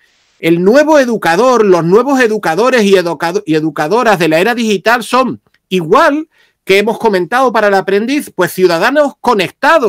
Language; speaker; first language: Spanish; native; Spanish